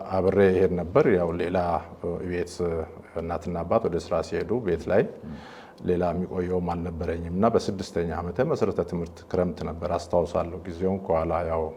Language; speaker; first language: Amharic; non-native, local second language; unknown